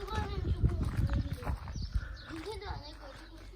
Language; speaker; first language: Korean; early bilingual, heritage; Korean